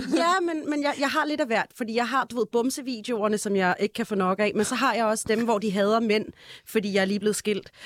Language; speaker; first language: Danish; early bilingual, other home language; Arabic